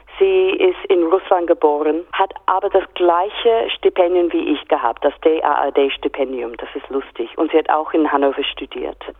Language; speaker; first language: German; non-native, fluent; English